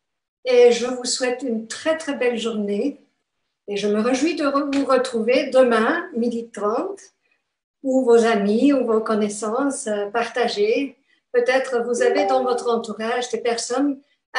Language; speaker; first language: French; non-native, fluent; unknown